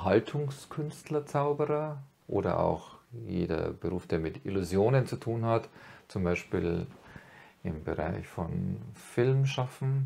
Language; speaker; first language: German; native; German